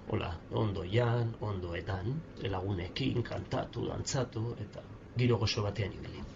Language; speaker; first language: Basque; non-native, local second language; Spanish